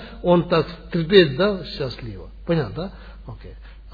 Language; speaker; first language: Russian; non-native, learner; Tibetan